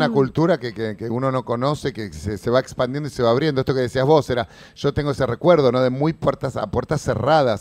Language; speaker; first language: Spanish; native; Spanish